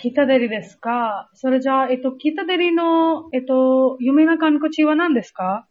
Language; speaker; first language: Japanese; non-native, learner; Hindi